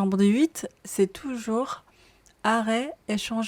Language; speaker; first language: French; non-native, learner; Japanese